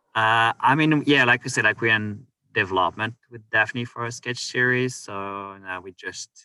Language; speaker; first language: English; non-native, fluent; French